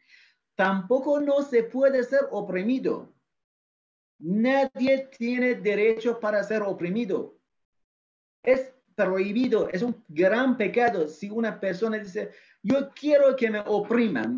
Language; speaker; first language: Spanish; non-native, fluent; Persian